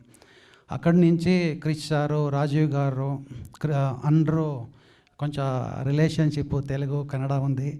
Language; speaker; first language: Telugu; non-native, learner; Kannada